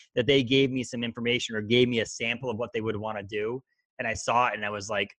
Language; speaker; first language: English; native; English